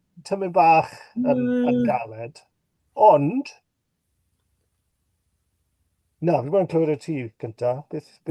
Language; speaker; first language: Welsh; native; Welsh